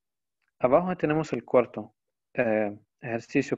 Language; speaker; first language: Spanish; non-native, fluent; Arabic